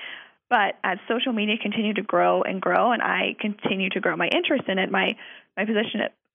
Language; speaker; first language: English; native; English